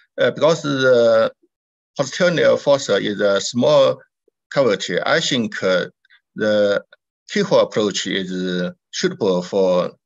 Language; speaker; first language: English; non-native, learner; Chinese